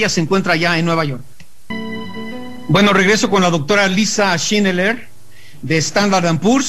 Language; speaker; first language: Spanish; native; Spanish